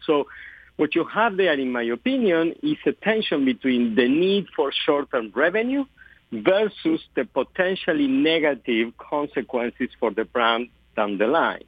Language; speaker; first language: English; non-native, fluent; Spanish